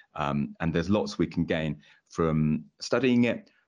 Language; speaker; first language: English; native; English